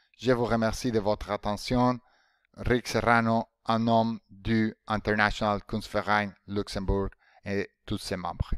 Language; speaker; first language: French; non-native, fluent; Spanish